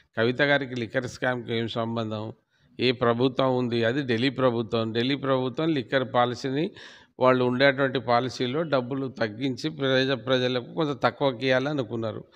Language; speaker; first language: Telugu; non-native, local second language; Lambadi